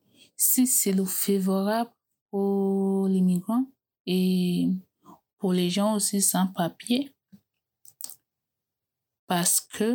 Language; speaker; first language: French; non-native, learner; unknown